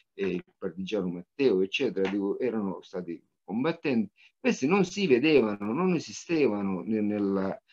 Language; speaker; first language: Italian; native; Italian